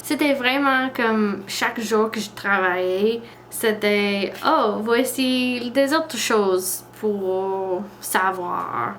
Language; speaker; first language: French; non-native, learner; English